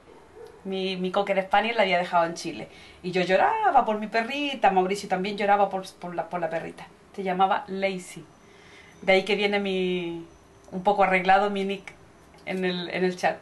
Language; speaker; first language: Spanish; native; Spanish